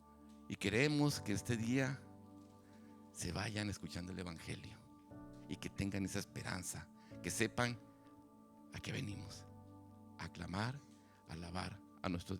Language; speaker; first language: Spanish; native; Spanish